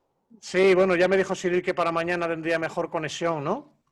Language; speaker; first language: Spanish; native; Spanish